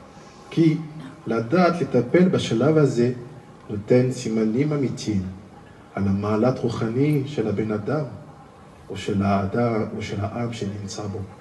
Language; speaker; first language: Hebrew; non-native, learner; French